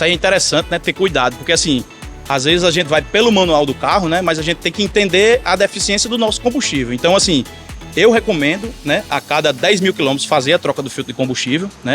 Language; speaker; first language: Portuguese; native; Portuguese